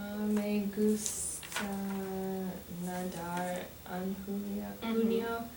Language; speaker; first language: Spanish; non-native, learner; English